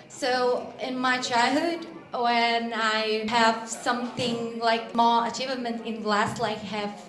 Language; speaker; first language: English; non-native, learner; Vietnamese